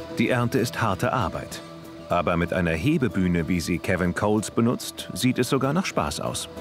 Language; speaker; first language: German; native; German